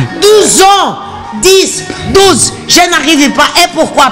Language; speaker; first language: French; non-native, fluent; Portuguese